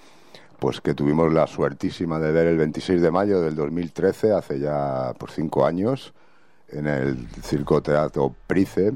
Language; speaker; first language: Spanish; native; Spanish